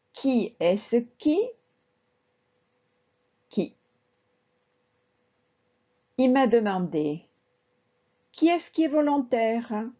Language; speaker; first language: French; non-native, fluent; Spanish